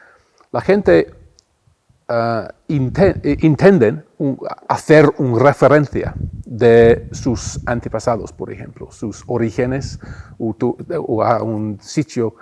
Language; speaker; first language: Spanish; non-native, fluent; English